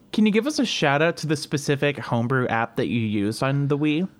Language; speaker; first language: English; native; English